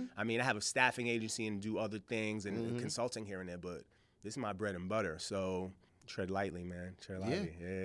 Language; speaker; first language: English; native; English